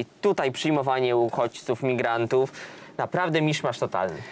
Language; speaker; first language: Polish; native; Polish